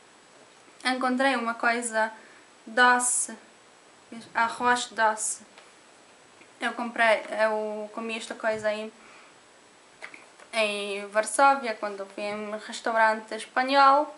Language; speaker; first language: Portuguese; non-native, learner; Polish